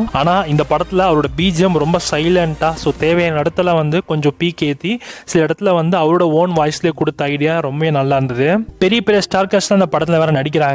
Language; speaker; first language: Tamil; native; Tamil